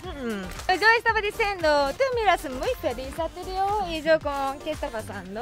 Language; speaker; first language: Spanish; non-native, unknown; Japanese